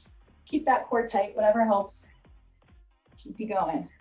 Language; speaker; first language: English; native; English